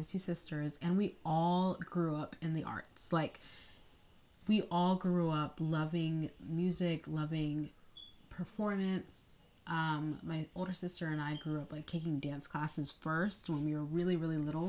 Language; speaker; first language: English; native; English